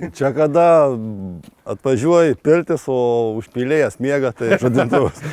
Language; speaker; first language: Lithuanian; native; Lithuanian